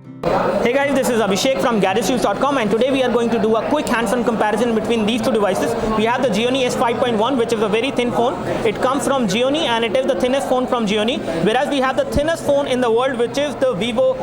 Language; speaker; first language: English; non-native, local second language; Hindi